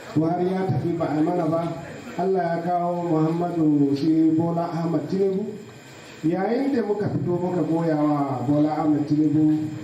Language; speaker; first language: Hausa; non-native, local second language; Fula